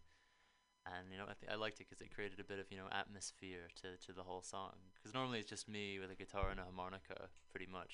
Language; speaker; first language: English; native; English